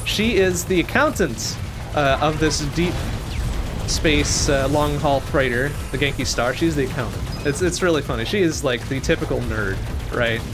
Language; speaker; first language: English; native; English